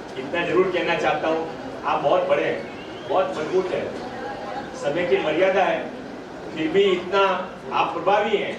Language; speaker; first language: Hindi; native; Hindi